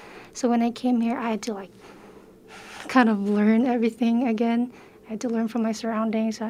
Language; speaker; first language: English; early bilingual, other home language; Filipino